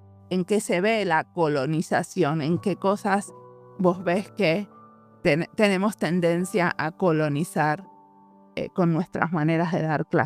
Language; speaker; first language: Spanish; native; Spanish